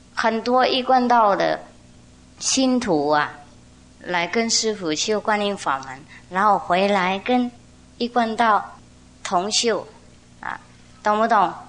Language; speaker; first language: Chinese; non-native, fluent; Vietnamese